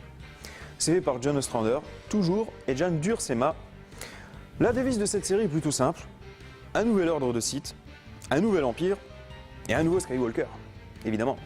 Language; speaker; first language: French; native; French